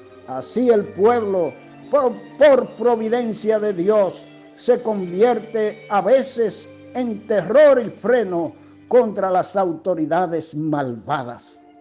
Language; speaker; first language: Spanish; native; Spanish